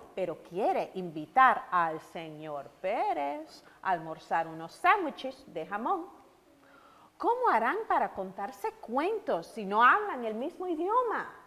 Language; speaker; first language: Spanish; early bilingual, heritage; Spanish